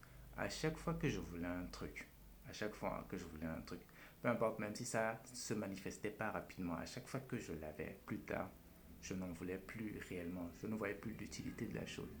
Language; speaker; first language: French; native; French